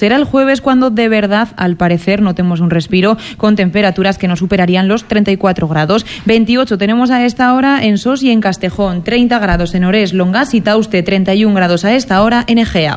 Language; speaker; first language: Spanish; native; Spanish